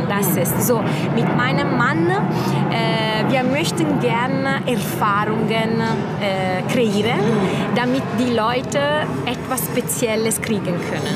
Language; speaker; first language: German; non-native, fluent; Italian